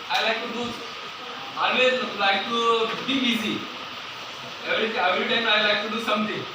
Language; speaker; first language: English; non-native, local second language; Marathi